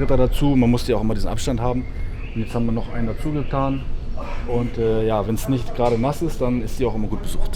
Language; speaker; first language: German; native; German